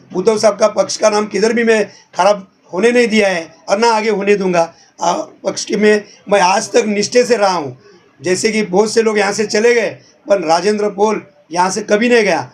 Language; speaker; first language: Hindi; non-native, local second language; Marathi